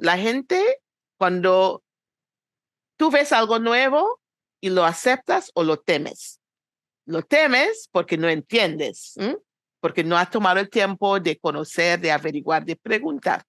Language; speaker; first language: Spanish; non-native, fluent; English